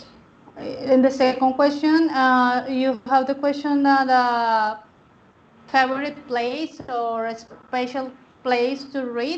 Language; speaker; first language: English; non-native, learner; Spanish